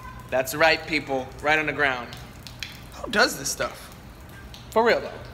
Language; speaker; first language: English; native; English